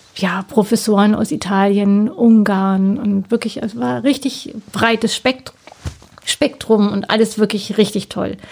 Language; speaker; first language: German; native; German